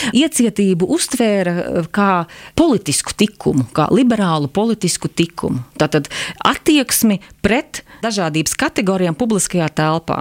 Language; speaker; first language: Latvian; native; Latvian